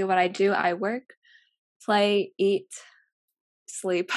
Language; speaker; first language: English; early bilingual, other home language; Cantonese